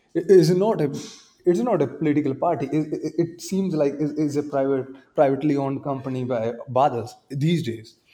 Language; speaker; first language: English; non-native, local second language; Punjabi